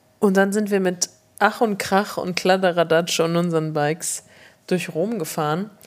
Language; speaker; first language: German; native; German